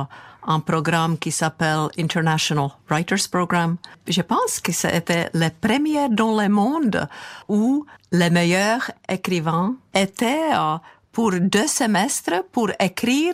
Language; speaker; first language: French; non-native, fluent; Czech